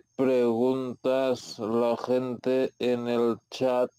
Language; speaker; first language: Spanish; native; Spanish